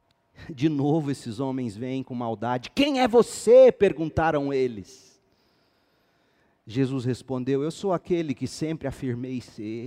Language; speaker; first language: Portuguese; native; Portuguese